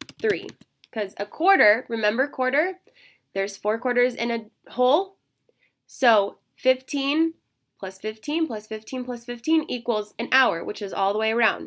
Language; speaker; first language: English; native; English